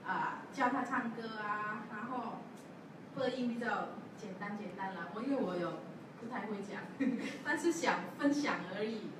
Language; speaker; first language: Chinese; non-native, learner; Javanese